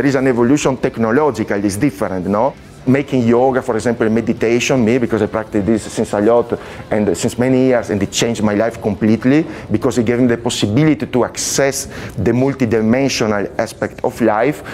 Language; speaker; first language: English; non-native, fluent; Italian